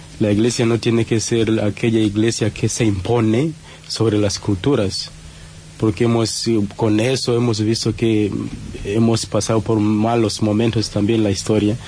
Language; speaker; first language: Spanish; non-native, fluent; Swahili